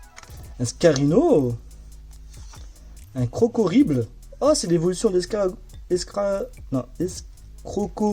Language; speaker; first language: French; native; French